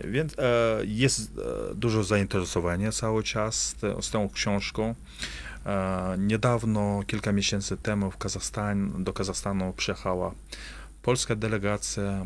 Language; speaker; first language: Polish; non-native, fluent; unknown